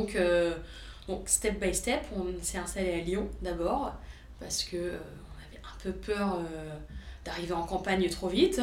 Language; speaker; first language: French; early bilingual, other home language; Romanian